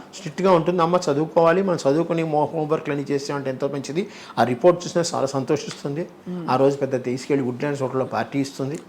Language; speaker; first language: Telugu; native; Telugu